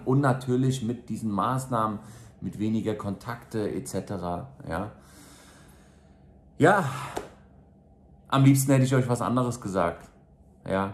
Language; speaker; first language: German; native; German